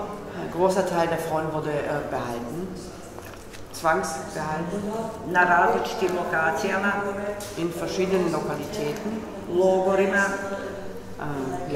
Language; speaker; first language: German; non-native, learner; Bosnian